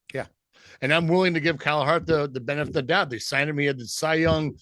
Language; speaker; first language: English; native; English